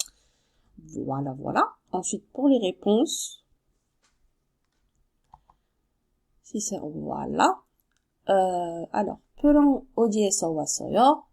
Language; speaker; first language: French; native; French